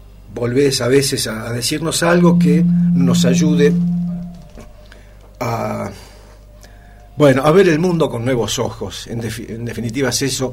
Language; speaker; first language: Spanish; native; Spanish